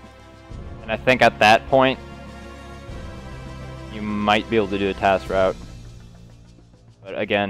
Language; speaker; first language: English; native; English